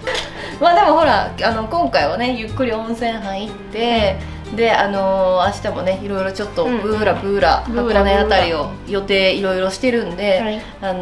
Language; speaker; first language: Japanese; native; Japanese